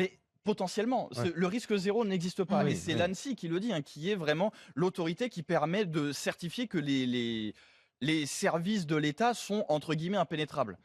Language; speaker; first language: French; native; French